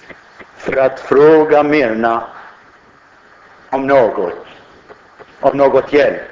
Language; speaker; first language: Swedish; non-native, fluent; Arabic